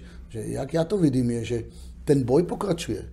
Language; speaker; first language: Czech; non-native, fluent; Hebrew